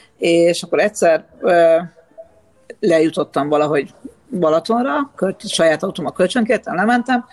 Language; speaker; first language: Hungarian; native; Hungarian